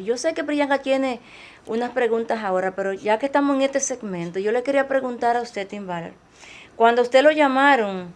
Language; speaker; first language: Spanish; native; Spanish